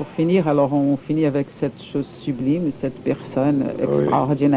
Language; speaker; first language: French; non-native, fluent; Portuguese